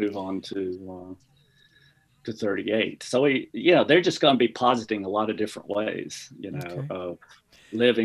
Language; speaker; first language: English; native; English